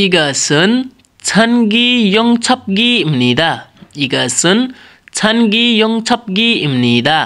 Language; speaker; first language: Korean; non-native, learner; Nepali